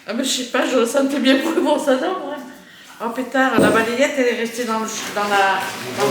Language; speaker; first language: French; native; French